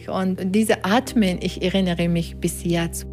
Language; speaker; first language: German; non-native, learner; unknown